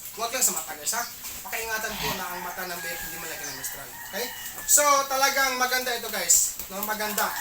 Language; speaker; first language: Filipino; non-native, local second language; Cebuano